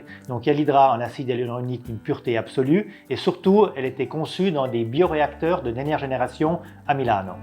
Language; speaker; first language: French; non-native, fluent; Italian